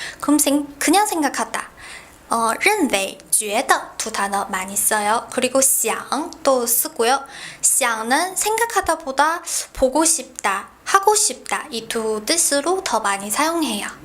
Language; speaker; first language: Korean; non-native, fluent; Chinese